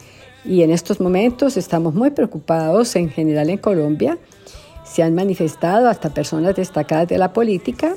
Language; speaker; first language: Spanish; native; Spanish